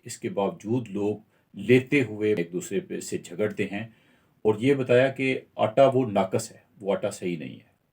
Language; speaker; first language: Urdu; non-native, local second language; Punjabi